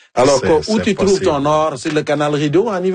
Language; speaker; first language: French; non-native, local second language; Wolof